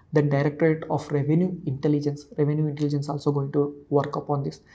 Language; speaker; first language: English; non-native, local second language; Kannada